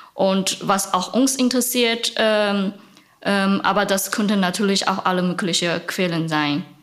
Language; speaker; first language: German; non-native, fluent; Chinese